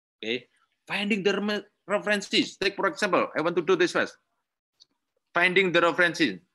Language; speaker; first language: English; non-native, learner; Indonesian